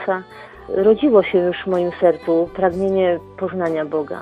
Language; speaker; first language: Polish; native; Polish